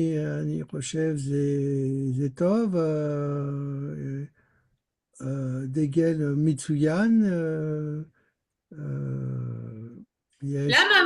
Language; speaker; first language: Hebrew; non-native, learner; French